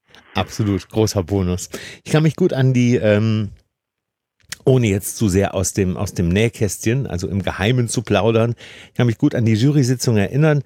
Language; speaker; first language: German; native; German